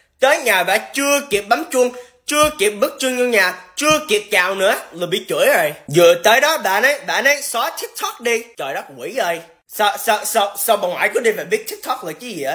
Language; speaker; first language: Vietnamese; early bilingual, heritage; Vietnamese